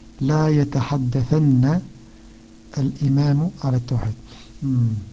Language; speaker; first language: Arabic; non-native, fluent; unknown